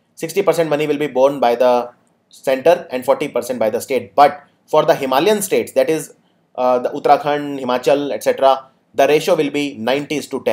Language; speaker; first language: English; non-native, local second language; Hindi